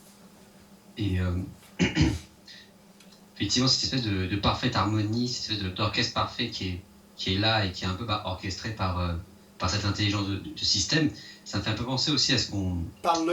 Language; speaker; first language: French; native; French